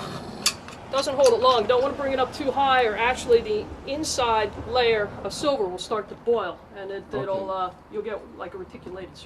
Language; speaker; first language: English; native; English